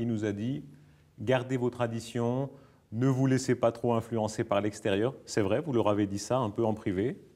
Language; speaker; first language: French; native; French